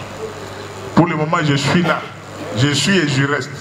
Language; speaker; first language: French; non-native, local second language; Luba-Lulua